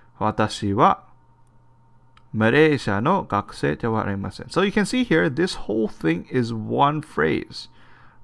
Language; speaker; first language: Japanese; non-native, fluent; English